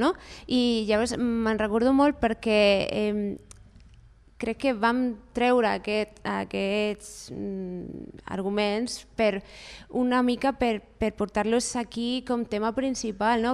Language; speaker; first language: Catalan; non-native, fluent; Spanish